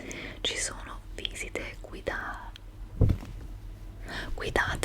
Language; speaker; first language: Italian; early bilingual, heritage; English